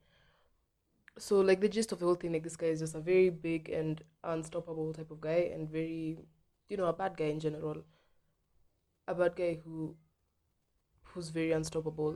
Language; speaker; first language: English; non-native, local second language; Swahili